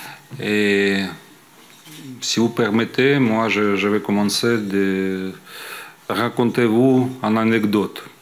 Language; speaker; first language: French; non-native, fluent; Ukrainian